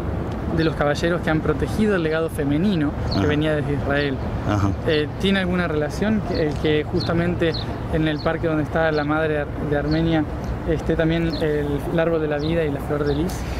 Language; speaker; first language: Spanish; native; Spanish